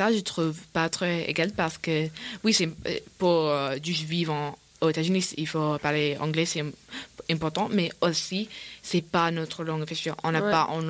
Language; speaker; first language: French; non-native, learner; English